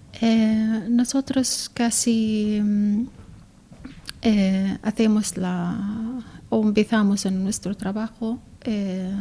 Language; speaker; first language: Spanish; non-native, learner; Arabic